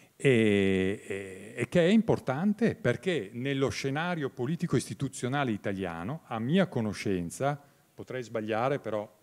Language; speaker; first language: Italian; native; Italian